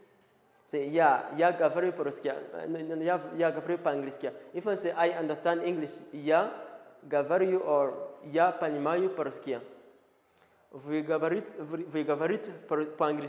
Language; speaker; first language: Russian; non-native, learner; Kinyarwanda